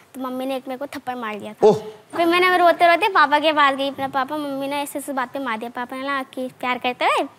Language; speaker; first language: Hindi; native; Hindi